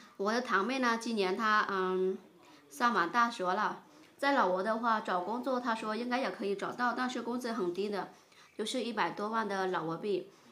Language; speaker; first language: Chinese; non-native, fluent; Lao